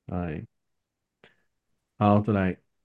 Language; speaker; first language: Japanese; non-native, fluent; Chinese